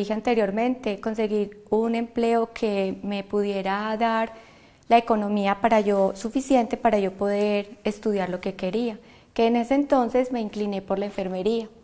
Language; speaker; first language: Spanish; native; Spanish